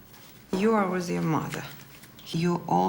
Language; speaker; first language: English; non-native, learner; Russian